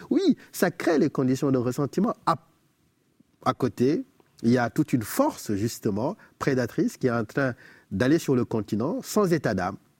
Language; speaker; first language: French; non-native, local second language; Wolof